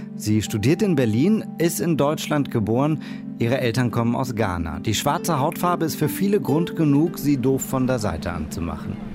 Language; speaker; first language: German; native; German